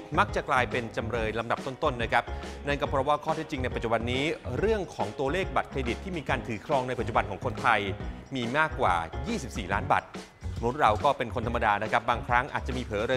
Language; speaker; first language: Thai; native; Thai